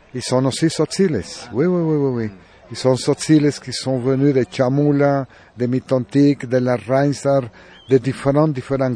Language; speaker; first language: French; non-native, learner; Spanish